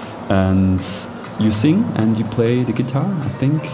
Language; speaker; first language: English; non-native, fluent; German